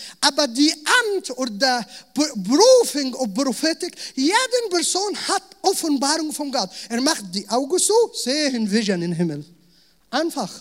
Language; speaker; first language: German; non-native, learner; Arabic